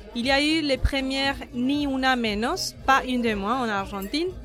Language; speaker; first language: French; non-native, fluent; Spanish